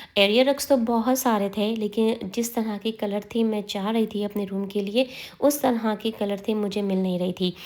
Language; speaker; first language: Urdu; native; Urdu